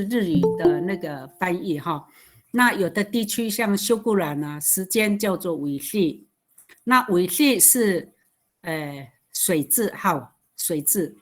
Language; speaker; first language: Chinese; non-native, local second language; Amis